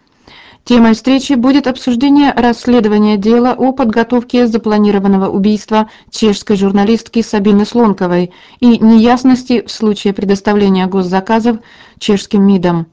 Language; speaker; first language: Russian; native; Russian